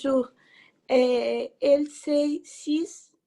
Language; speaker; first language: French; non-native, learner; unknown